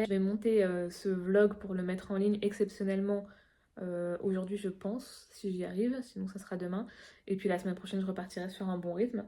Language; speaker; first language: French; native; French